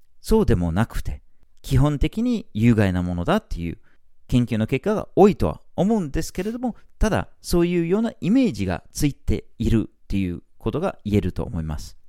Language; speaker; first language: Japanese; non-native, fluent; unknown